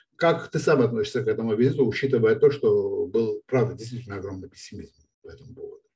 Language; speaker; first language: Russian; non-native, local second language; Georgian